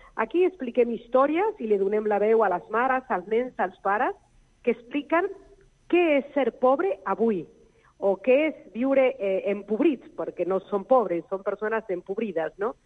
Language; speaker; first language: Catalan; non-native, fluent; Spanish